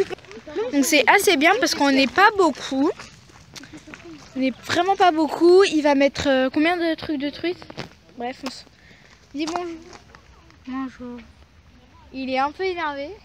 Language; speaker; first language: French; native; French